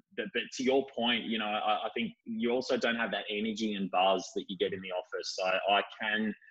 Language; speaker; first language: English; native; English